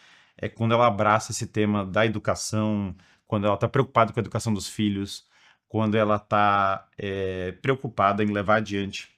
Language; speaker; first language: Portuguese; native; Portuguese